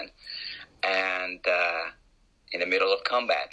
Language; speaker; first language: English; non-native, fluent; Spanish